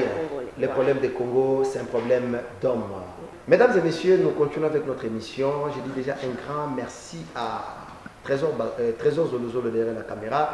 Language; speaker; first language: French; non-native, local second language; Lingala